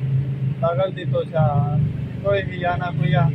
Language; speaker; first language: Filipino; non-native, learner; Punjabi